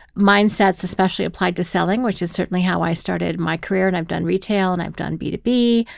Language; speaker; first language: English; early bilingual, other home language; Russian